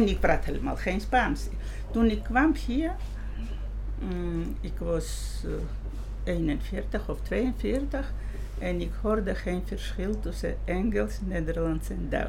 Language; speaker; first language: Dutch; non-native, fluent; Georgian